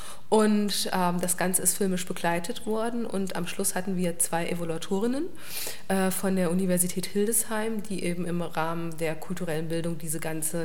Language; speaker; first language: German; native; German